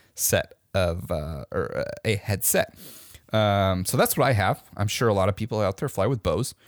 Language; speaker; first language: English; native; English